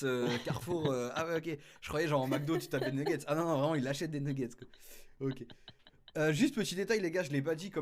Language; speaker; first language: French; native; French